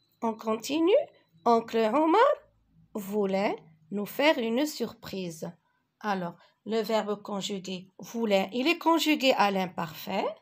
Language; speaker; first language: French; non-native, local second language; Arabic